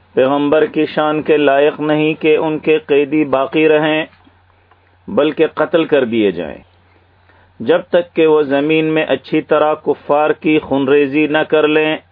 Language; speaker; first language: Urdu; native; Urdu